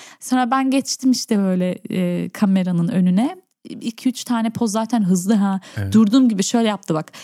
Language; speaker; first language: Turkish; early bilingual, heritage; Turkish